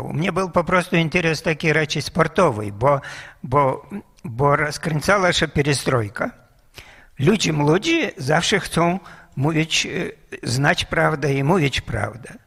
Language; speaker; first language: Polish; non-native, fluent; Russian